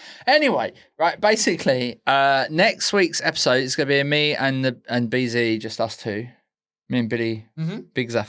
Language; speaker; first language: English; native; English